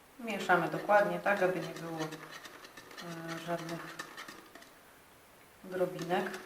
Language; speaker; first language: Polish; native; Polish